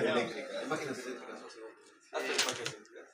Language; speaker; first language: Spanish; native; Spanish